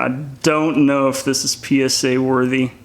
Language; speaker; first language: English; native; English